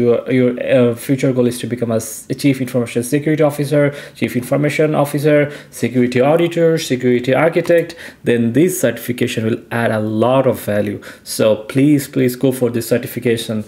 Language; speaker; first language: English; non-native, local second language; Bangla